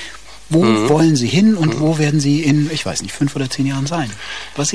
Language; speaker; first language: German; native; German